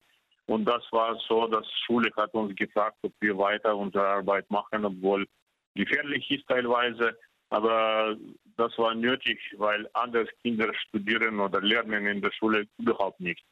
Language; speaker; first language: German; non-native, fluent; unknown